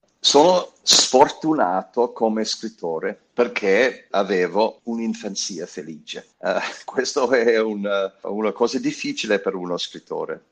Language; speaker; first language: Italian; non-native, fluent; English